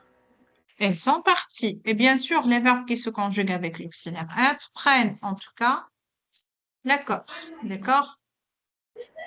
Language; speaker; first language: French; non-native, local second language; Arabic